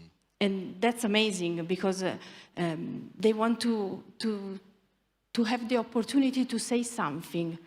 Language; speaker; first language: English; non-native, learner; Italian